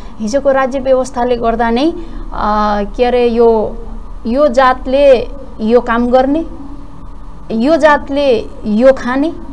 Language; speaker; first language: Nepali; non-native, local second language; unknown